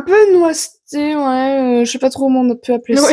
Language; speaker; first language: French; native; French